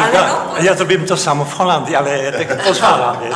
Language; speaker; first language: Polish; non-native, fluent; Dutch